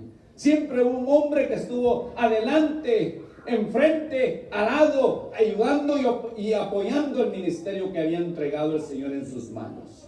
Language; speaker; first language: Spanish; native; Spanish